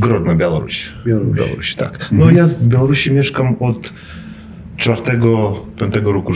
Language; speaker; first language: Polish; non-native, fluent; Russian